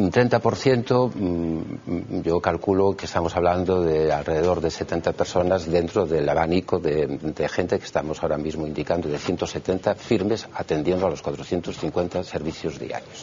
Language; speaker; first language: Spanish; native; Spanish